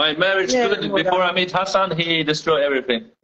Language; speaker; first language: English; non-native, fluent; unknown